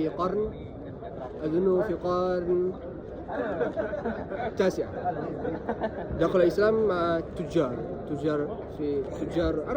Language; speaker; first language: Arabic; non-native, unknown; Indonesian